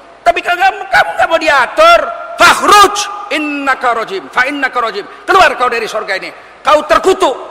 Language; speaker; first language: Indonesian; native; Indonesian